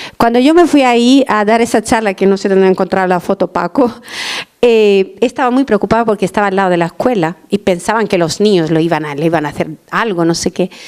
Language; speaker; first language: Spanish; non-native, fluent; Albanian